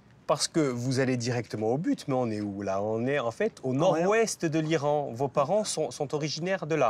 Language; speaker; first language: French; native; French